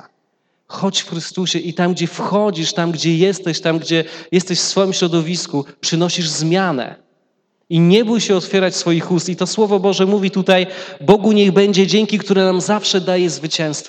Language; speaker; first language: Polish; native; Polish